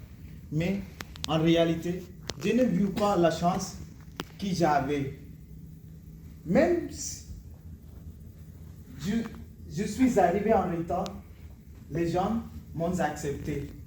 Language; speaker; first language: French; non-native, learner; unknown